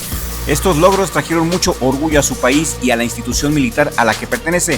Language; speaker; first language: Spanish; native; Spanish